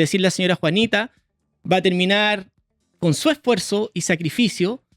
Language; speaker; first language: Spanish; native; Spanish